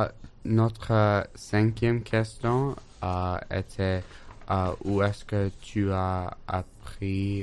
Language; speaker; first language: French; non-native, learner; English